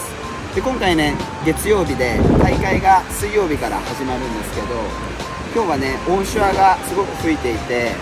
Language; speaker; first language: Japanese; native; Japanese